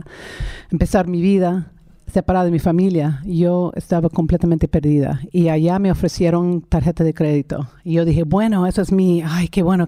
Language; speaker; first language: Spanish; non-native, fluent; English